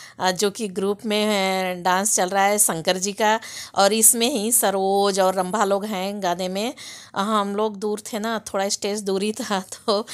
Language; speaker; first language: Hindi; native; Hindi